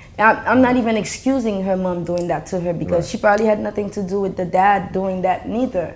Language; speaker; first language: English; non-native, fluent; Haitian Creole